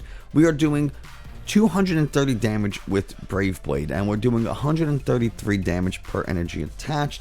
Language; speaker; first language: English; native; English